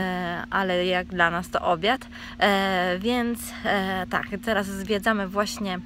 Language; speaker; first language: Polish; non-native, fluent; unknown